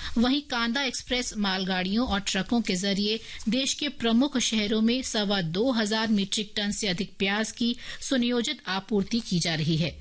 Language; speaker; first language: Hindi; native; Hindi